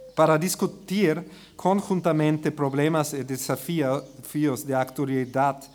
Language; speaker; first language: Spanish; non-native, learner; German